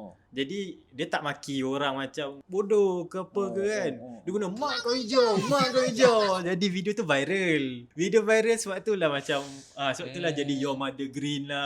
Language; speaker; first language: Malay; native; Malay